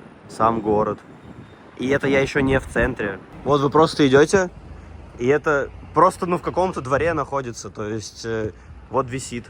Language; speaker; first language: Russian; native; Russian